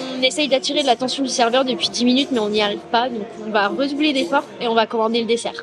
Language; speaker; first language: French; native; French